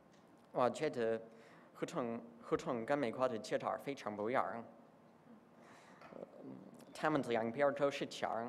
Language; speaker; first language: Chinese; non-native, learner; English